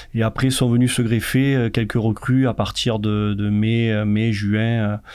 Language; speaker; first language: French; native; French